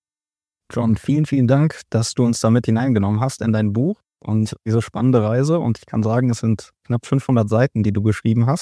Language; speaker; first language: German; native; German